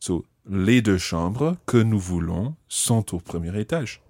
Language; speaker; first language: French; non-native, fluent; English